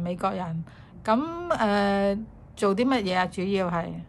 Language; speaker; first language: Cantonese; native; Cantonese